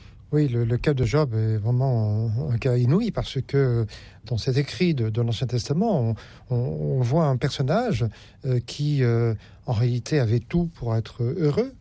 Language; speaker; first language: French; native; French